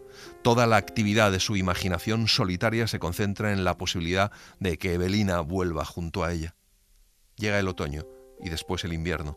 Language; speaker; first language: Spanish; native; Spanish